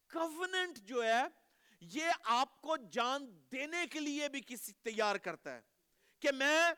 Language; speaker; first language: Urdu; native; Urdu